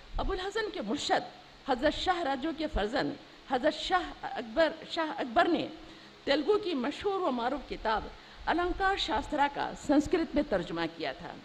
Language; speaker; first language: Urdu; native; Urdu